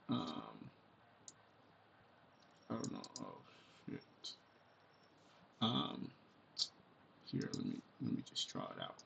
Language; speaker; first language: English; native; English